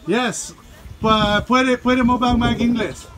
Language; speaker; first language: Filipino; non-native, learner; English